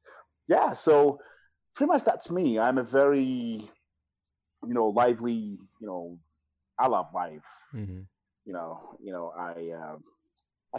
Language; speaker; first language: English; non-native, local second language; Kinyarwanda